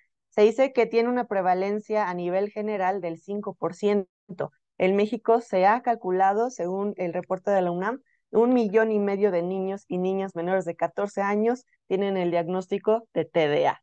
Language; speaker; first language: Spanish; native; Spanish